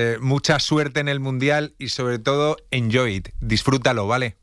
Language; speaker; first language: Spanish; native; Spanish